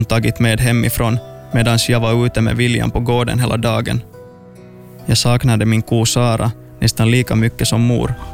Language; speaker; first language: Swedish; native; Swedish